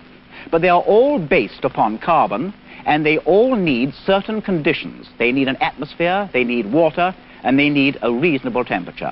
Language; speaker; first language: English; native; English